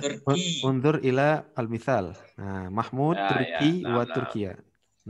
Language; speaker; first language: Arabic; non-native, fluent; Indonesian